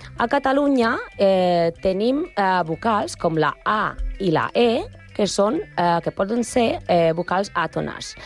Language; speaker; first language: Catalan; non-native, learner; Spanish